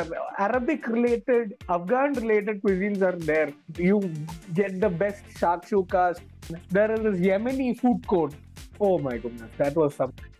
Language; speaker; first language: English; non-native, local second language; Malayalam